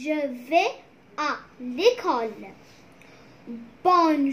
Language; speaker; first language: French; non-native, learner; Arabic